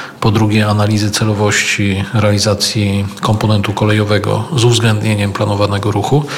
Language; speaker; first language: Polish; native; Polish